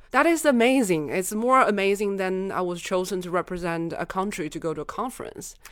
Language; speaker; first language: English; non-native, fluent; Chinese